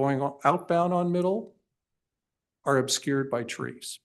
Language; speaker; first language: English; native; English